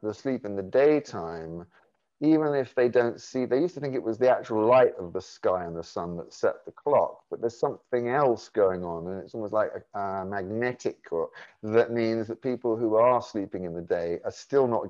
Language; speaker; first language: English; native; English